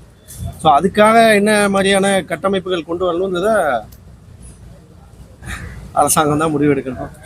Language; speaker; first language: Tamil; native; Tamil